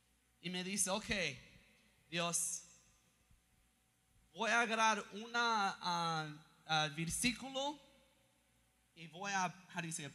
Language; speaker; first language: Spanish; early bilingual, heritage; English